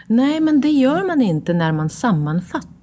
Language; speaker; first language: Swedish; non-native, fluent; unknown